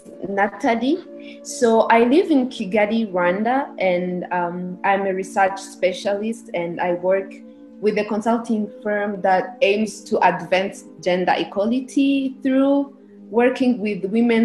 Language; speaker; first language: English; non-native, local second language; Kinyarwanda